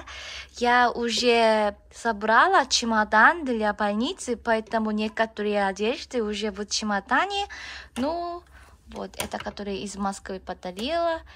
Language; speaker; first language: Russian; non-native, learner; Korean